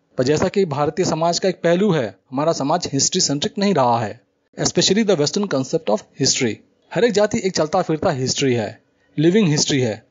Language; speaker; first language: Hindi; native; Hindi